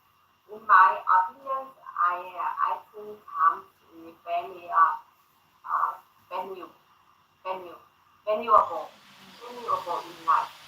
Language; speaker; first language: English; non-native, learner; Thai